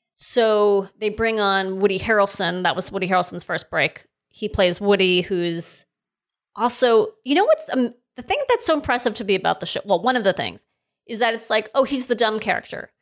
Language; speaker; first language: English; native; English